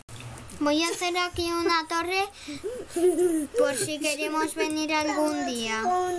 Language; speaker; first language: Spanish; native; Spanish